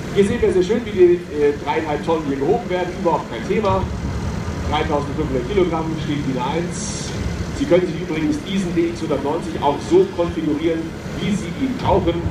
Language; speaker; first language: German; native; German